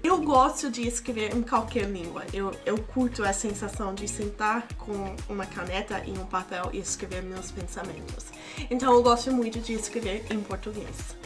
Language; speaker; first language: Portuguese; non-native, fluent; English